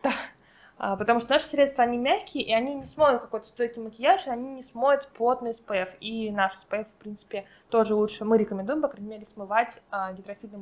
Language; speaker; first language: Russian; native; Russian